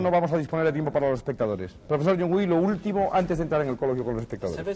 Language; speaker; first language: Spanish; native; Spanish